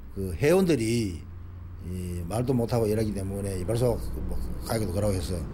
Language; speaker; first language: Korean; native; Korean